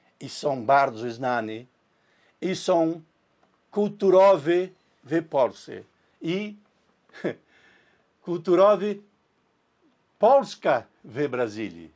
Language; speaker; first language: Polish; non-native, learner; Portuguese